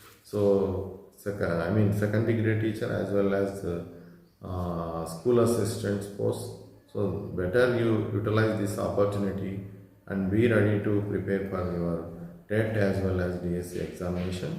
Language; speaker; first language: English; non-native, local second language; Telugu